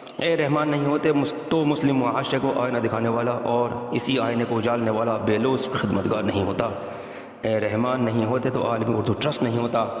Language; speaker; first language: Urdu; native; Urdu